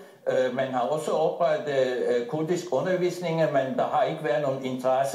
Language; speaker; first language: Danish; non-native, fluent; Turkish